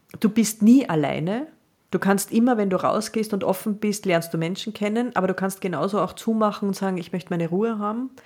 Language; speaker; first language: German; native; German